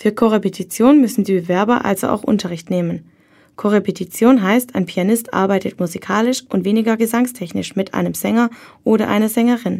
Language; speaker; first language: German; native; German